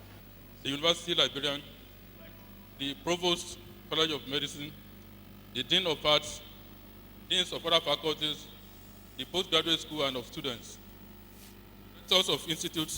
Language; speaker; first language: English; non-native, local second language; Yoruba